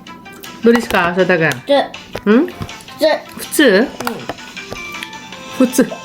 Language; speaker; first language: Japanese; non-native, fluent; Filipino